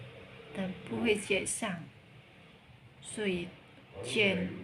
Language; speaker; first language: Chinese; non-native, learner; Indonesian